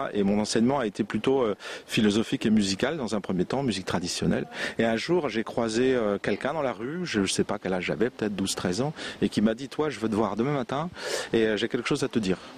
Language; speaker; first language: French; non-native, local second language; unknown